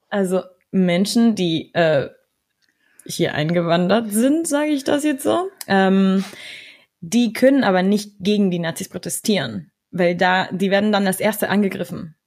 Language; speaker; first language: German; early bilingual, other home language; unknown